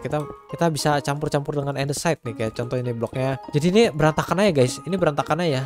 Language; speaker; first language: Indonesian; native; Indonesian